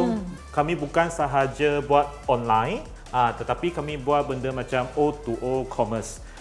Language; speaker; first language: Malay; native; Malay